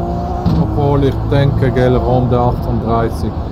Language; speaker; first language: German; native; German